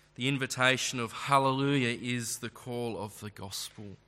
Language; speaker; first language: English; native; English